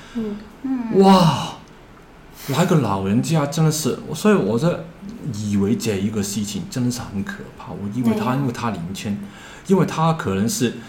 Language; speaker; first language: Chinese; non-native, learner; Cantonese